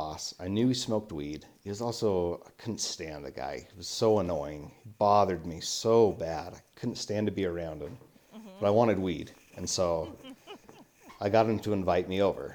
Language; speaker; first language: English; native; English